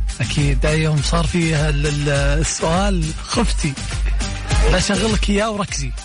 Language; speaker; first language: Arabic; native; Arabic